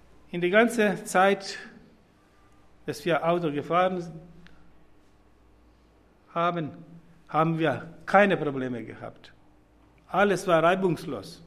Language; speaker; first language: German; non-native, fluent; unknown